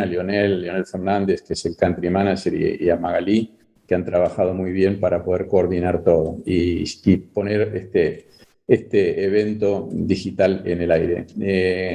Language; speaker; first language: Spanish; native; Spanish